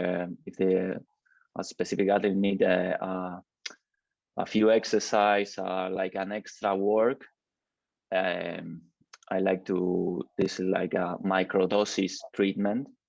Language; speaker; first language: English; non-native, learner; Spanish